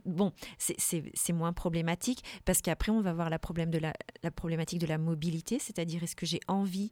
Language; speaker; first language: French; native; French